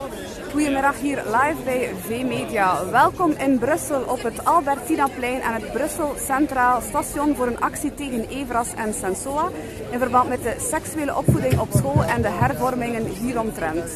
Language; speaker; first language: Dutch; native; Dutch